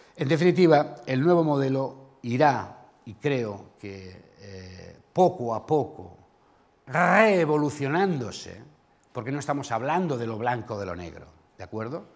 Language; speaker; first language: Spanish; native; Spanish